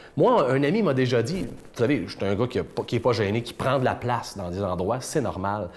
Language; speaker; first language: French; native; French